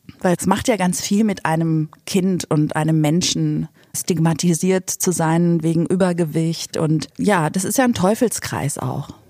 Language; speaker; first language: German; native; German